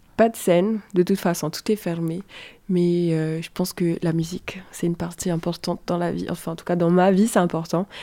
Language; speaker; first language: French; native; French